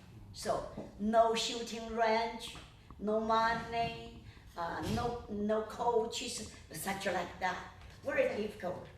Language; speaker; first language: English; non-native, learner; Chinese